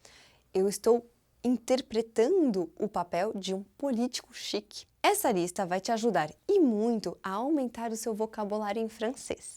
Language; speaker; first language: Portuguese; non-native, fluent; French